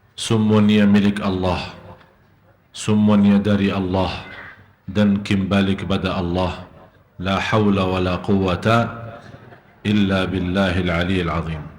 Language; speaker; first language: Indonesian; non-native, fluent; Arabic